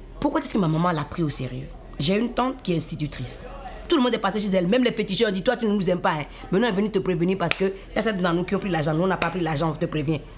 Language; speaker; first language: French; non-native, local second language; Fon